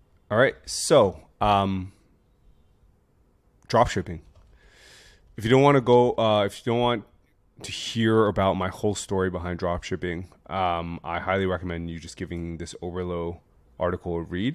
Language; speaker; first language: English; native; English